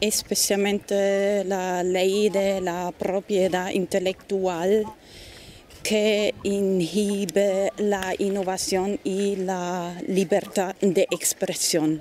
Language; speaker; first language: Spanish; non-native, fluent; German